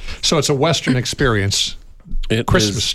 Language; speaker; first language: English; native; English